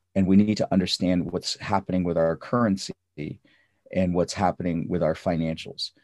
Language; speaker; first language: English; early bilingual, other home language; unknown